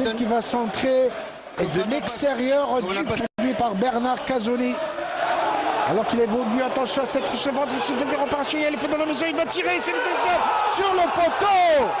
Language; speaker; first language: French; non-native, local second language; Arabic